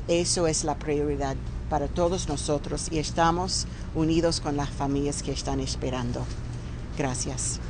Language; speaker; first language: Spanish; non-native, fluent; English